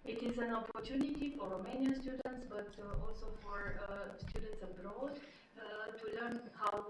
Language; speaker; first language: English; non-native, fluent; Romanian